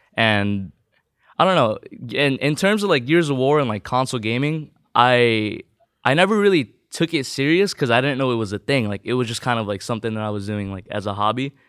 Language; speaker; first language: English; early bilingual, other home language; Filipino